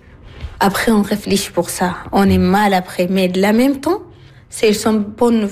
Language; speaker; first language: French; non-native, learner; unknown